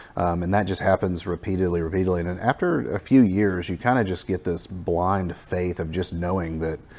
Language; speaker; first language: English; native; English